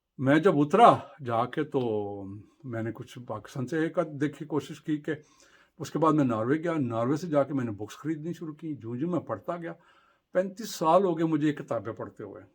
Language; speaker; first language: Urdu; native; Urdu